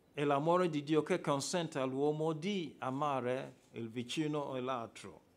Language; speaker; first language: Italian; non-native, fluent; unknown